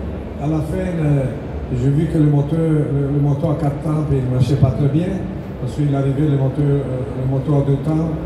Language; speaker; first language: French; non-native, learner; Italian